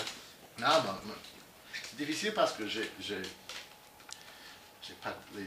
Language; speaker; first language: French; non-native, learner; English